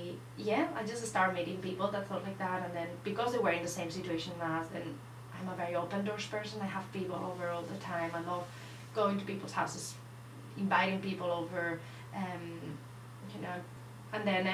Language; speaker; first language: English; non-native, fluent; Spanish